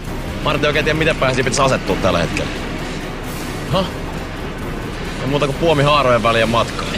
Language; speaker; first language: Finnish; native; Finnish